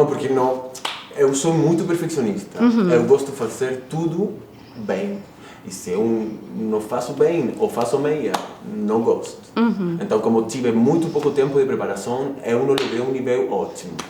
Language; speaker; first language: Portuguese; non-native, fluent; Spanish